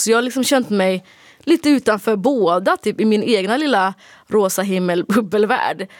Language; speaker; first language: Swedish; early bilingual, other home language; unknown